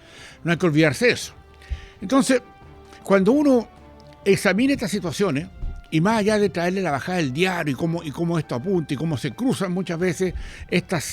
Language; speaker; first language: Spanish; native; Spanish